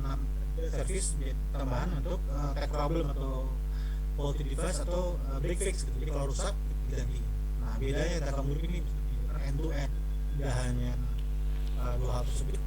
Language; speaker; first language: Indonesian; native; Indonesian